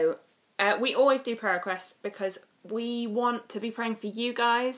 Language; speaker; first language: English; native; English